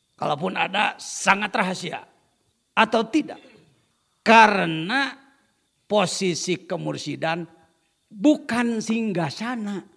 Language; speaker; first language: Indonesian; non-native, local second language; Sundanese